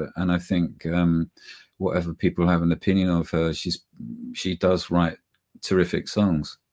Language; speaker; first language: English; native; English